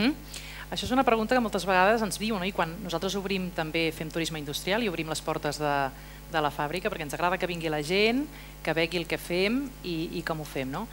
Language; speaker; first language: Catalan; native; Catalan